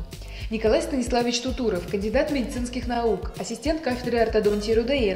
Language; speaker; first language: Russian; native; Russian